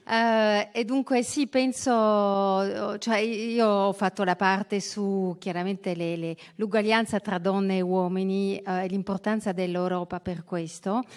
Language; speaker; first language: Italian; early bilingual, heritage; French